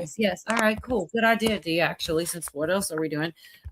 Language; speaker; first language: English; native; English